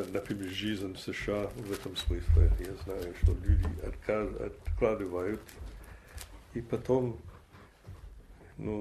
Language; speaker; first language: Russian; non-native, fluent; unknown